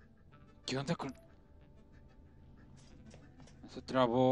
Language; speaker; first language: Spanish; native; Spanish